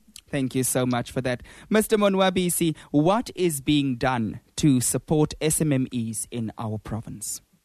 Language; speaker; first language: English; non-native, local second language; Afrikaans